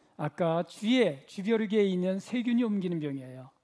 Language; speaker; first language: Korean; native; Korean